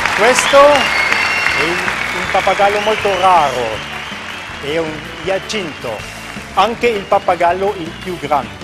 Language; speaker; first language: Italian; non-native, local second language; German